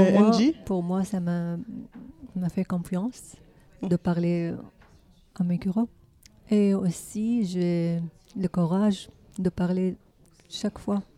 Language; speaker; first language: French; non-native, learner; Arabic